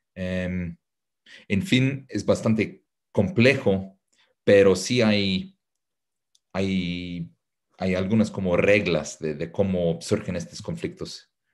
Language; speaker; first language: Spanish; non-native, fluent; English